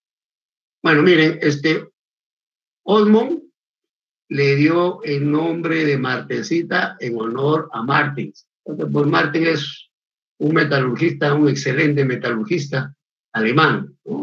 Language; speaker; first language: Spanish; native; Spanish